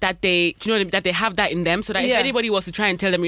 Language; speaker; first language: English; native; English